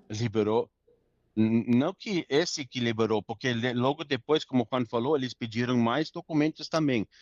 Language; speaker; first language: Portuguese; non-native, fluent; English